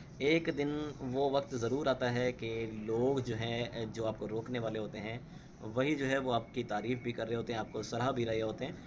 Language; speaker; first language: Urdu; non-native, local second language; Saraiki